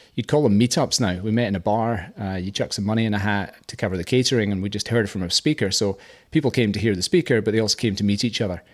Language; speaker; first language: English; native; English